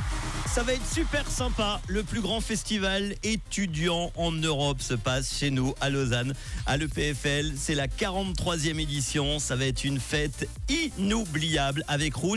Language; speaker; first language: French; native; French